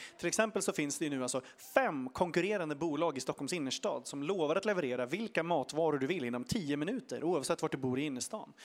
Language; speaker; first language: Swedish; native; Swedish